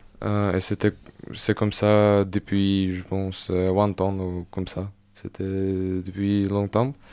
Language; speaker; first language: French; non-native, fluent; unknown